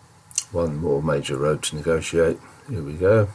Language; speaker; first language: English; native; English